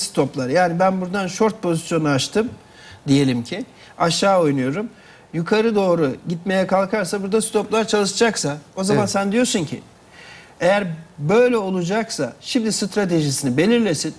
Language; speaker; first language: Turkish; native; Turkish